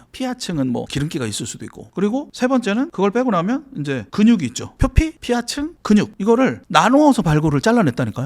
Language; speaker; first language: Korean; native; Korean